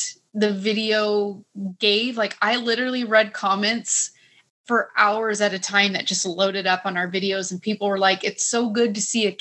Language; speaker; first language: English; native; English